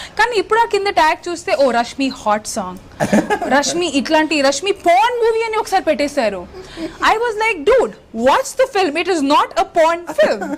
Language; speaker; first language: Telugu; non-native, local second language; Hindi